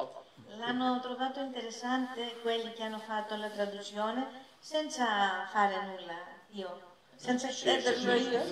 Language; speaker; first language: Italian; non-native, learner; Greek